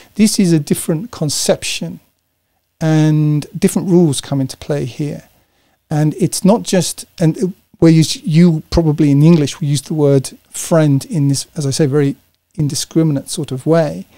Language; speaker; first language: English; native; English